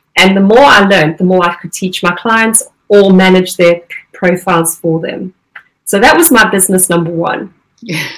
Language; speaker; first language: English; native; English